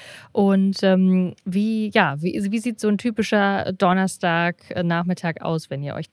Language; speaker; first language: German; native; German